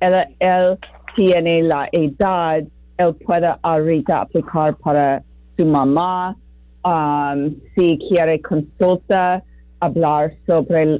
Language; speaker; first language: Spanish; non-native, fluent; English